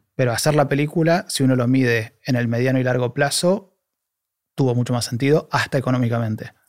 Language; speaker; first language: Spanish; native; Spanish